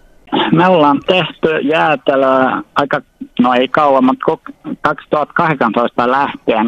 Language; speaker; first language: Finnish; non-native, local second language; Swedish